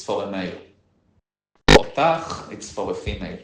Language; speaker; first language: English; non-native, learner; Hebrew